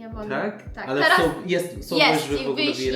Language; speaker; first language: Polish; non-native, fluent; Persian